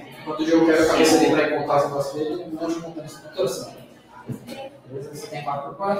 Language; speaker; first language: Portuguese; native; Portuguese